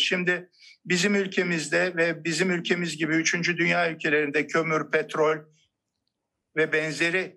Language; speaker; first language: Turkish; native; Turkish